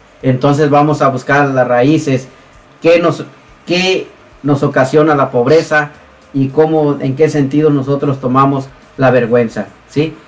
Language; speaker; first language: Spanish; native; Spanish